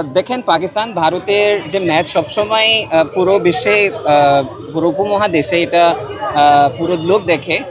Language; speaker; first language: Bangla; non-native, learner; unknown